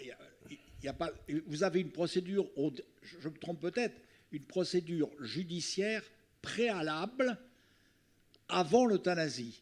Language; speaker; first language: French; native; French